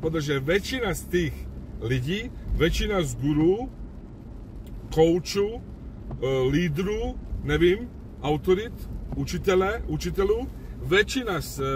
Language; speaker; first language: Czech; non-native, fluent; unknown